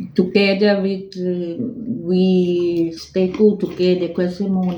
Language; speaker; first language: English; non-native, learner; Thai